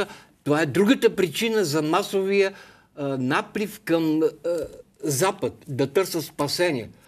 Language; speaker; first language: Bulgarian; native; Bulgarian